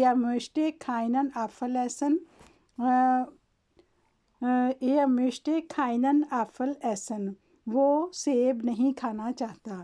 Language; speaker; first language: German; non-native, fluent; Urdu